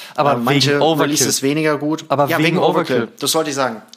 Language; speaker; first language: German; early bilingual, other home language; Thai